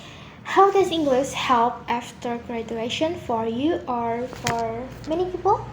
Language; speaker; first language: English; non-native, learner; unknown